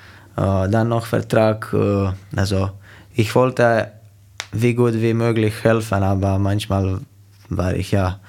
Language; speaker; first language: German; non-native, fluent; Slovenian